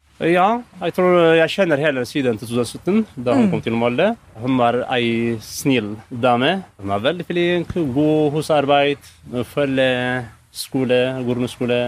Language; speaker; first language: Norwegian; non-native, fluent; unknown